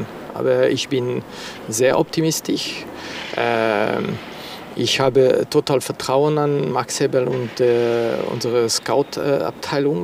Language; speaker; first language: German; non-native, local second language; French